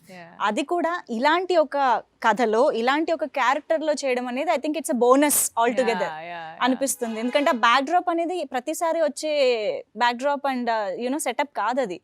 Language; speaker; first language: Telugu; native; Telugu